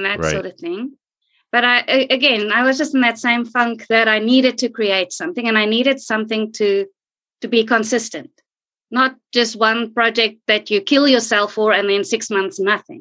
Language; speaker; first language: English; non-native, local second language; Afrikaans